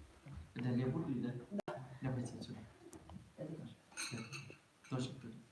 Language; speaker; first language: Russian; non-native, learner; Sinhala